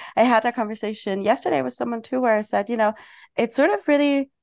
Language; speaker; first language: English; non-native, fluent; German